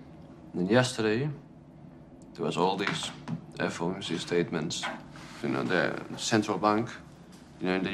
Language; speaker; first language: English; early bilingual, heritage; English